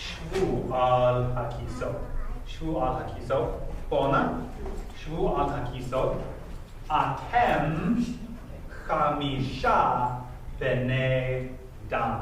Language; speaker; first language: Hebrew; non-native, fluent; English